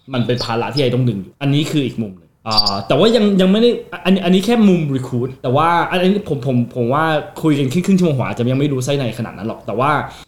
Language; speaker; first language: Thai; non-native, fluent; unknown